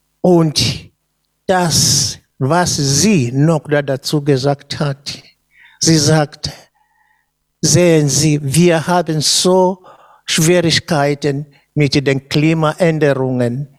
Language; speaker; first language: German; non-native, fluent; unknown